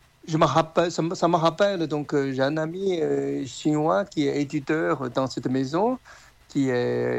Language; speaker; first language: French; non-native, learner; Chinese